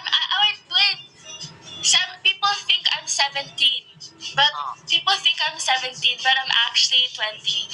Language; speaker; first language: English; non-native, local second language; Filipino